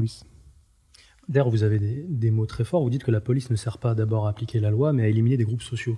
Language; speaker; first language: French; native; French